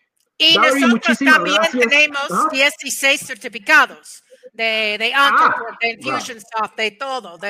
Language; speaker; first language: Spanish; non-native, fluent; English